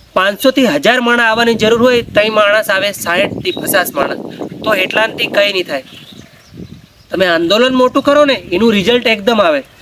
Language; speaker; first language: Gujarati; non-native, local second language; Bhili